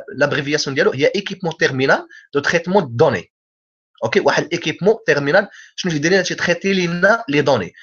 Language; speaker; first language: French; non-native, local second language; Arabic